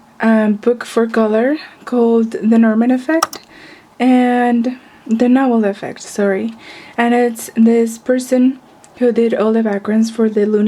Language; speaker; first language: English; non-native, fluent; Spanish